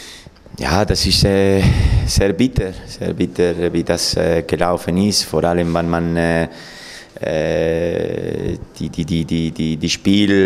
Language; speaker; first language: German; non-native, fluent; Spanish